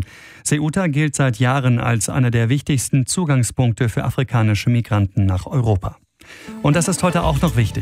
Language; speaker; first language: German; native; German